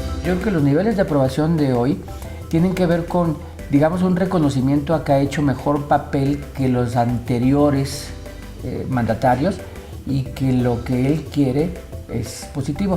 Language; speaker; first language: Spanish; native; Spanish